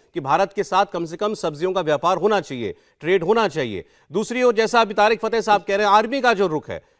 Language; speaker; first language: Hindi; native; Hindi